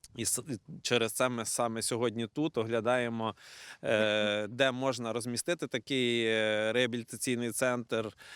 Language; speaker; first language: Ukrainian; native; Ukrainian